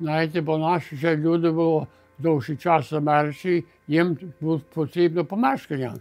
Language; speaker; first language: Ukrainian; early bilingual, heritage; Ukrainian